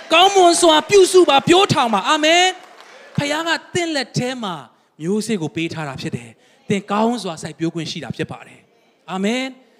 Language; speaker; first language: Burmese; non-native, local second language; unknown